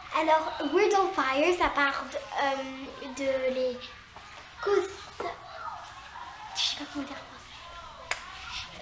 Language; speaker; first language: French; early bilingual, heritage; French